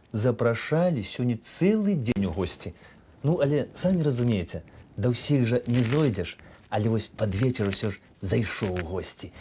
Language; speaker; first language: Belarusian; native; Belarusian